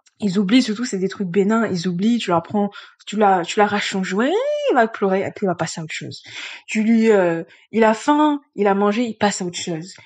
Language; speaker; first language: French; early bilingual, other home language; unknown